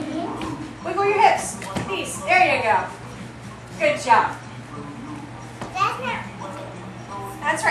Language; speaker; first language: English; native; English